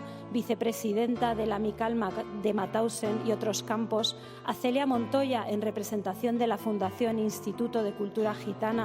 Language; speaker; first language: Spanish; native; Spanish